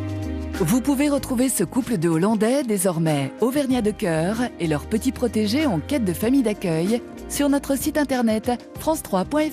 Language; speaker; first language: French; native; French